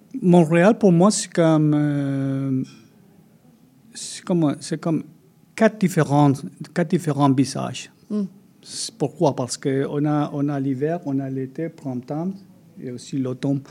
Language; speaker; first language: French; non-native, fluent; Spanish